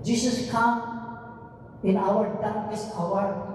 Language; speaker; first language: English; non-native, local second language; Filipino